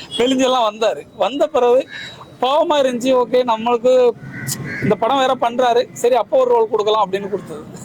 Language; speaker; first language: Tamil; non-native, local second language; Malayalam